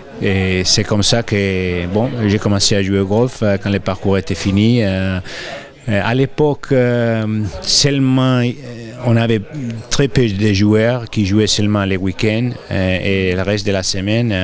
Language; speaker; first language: French; non-native, fluent; Spanish